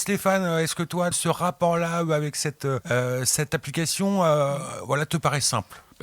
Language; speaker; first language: French; native; French